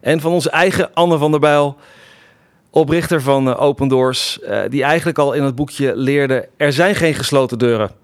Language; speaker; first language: Dutch; native; Dutch